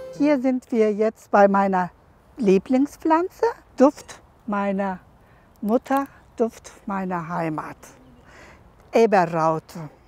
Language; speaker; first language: German; non-native, fluent; Turkish